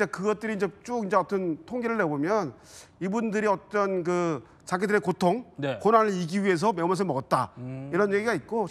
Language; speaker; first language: Korean; native; Korean